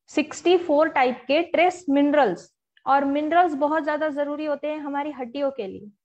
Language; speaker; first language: Hindi; non-native, local second language; Marathi